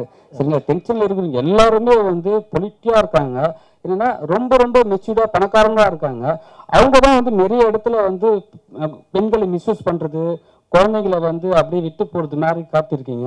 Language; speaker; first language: Tamil; native; Tamil